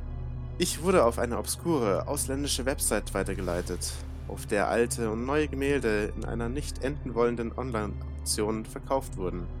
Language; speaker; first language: German; native; German